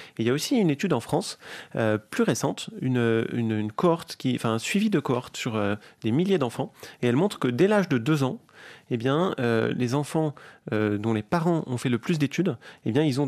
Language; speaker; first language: French; native; French